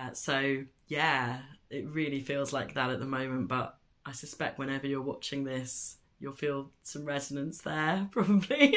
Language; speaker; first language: English; native; English